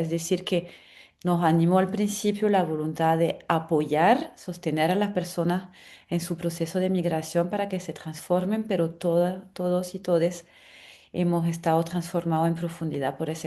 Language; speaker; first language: Spanish; non-native, fluent; French